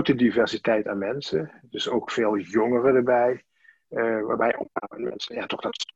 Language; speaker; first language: Dutch; native; Dutch